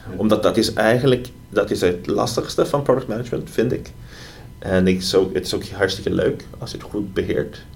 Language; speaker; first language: Dutch; non-native, fluent; Swedish